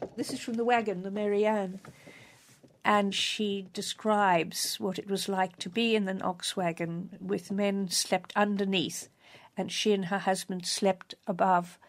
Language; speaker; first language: English; native; English